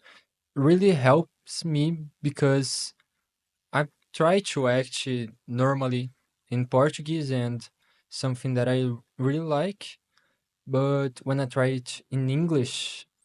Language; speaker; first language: English; non-native, learner; Portuguese